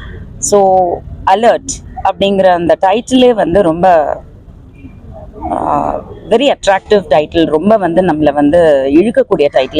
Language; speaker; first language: Tamil; native; Tamil